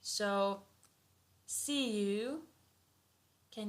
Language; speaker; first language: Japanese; non-native, fluent; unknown